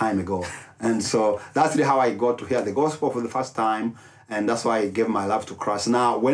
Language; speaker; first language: English; non-native, local second language; Kinyarwanda